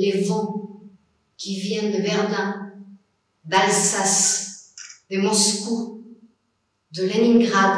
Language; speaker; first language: French; non-native, fluent; Spanish